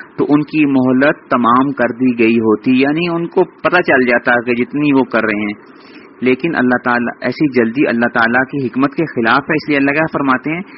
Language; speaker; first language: Urdu; native; Urdu